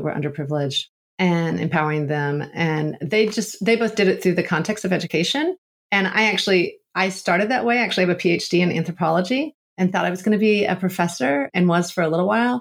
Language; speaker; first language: English; native; English